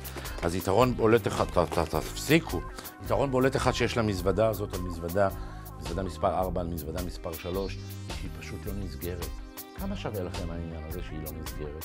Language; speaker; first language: Hebrew; native; Hebrew